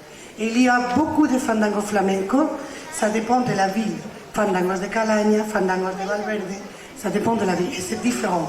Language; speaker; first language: French; non-native, learner; Spanish